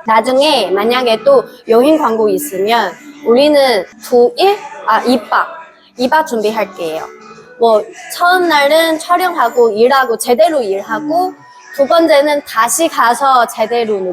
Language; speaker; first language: Korean; non-native, fluent; Chinese